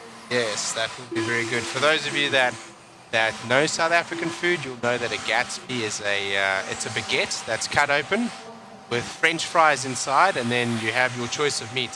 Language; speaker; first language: English; native; English